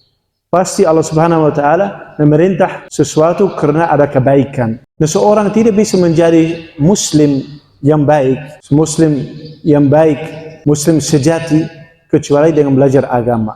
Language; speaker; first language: Indonesian; non-native, fluent; Dutch